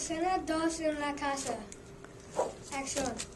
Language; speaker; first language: Spanish; non-native, learner; English